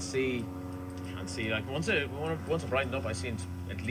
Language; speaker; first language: English; native; English